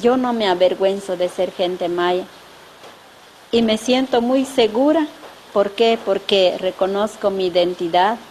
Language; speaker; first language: Spanish; non-native, local second language; Kaqchikel